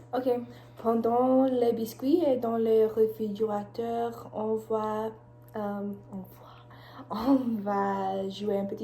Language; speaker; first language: French; non-native, learner; English